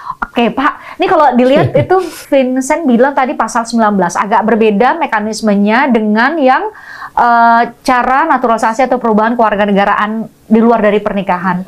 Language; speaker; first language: Indonesian; native; Indonesian